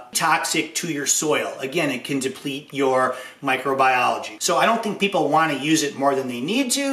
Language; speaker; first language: English; native; English